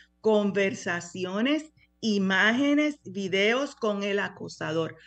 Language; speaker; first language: Spanish; native; Spanish